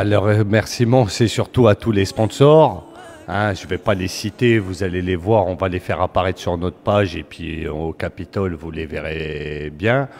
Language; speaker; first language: French; early bilingual, other home language; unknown